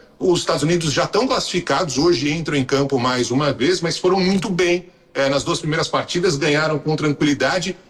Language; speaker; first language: Portuguese; native; Portuguese